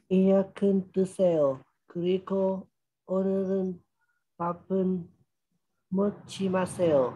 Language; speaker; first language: Korean; non-native, learner; Vietnamese